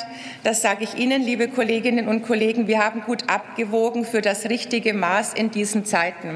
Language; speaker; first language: German; native; German